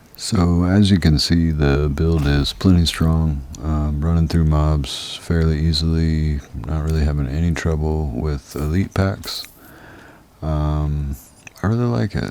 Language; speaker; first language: English; native; English